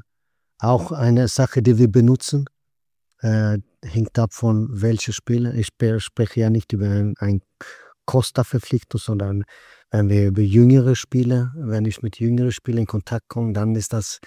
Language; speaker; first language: German; non-native, fluent; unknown